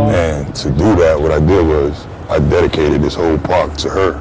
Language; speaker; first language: English; native; English